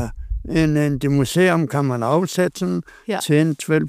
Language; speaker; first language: German; non-native, learner; Danish